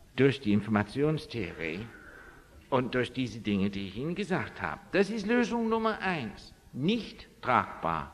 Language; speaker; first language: German; non-native, fluent; English